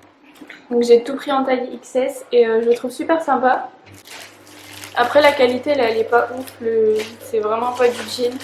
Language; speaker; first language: French; native; French